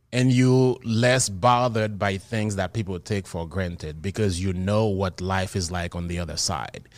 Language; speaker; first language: English; non-native, fluent; Haitian Creole